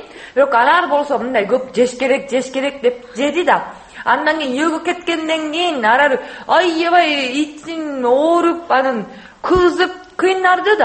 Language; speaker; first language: Kyrgyz; non-native, learner; Japanese